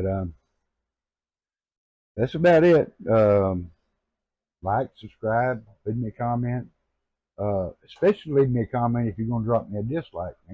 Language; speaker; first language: English; native; English